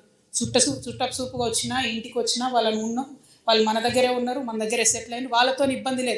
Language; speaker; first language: Telugu; native; Telugu